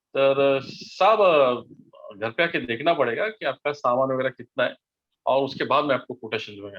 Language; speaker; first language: Hindi; non-native, local second language; Marathi